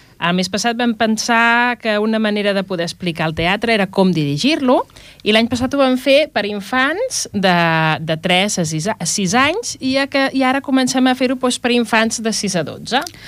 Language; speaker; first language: Catalan; native; Catalan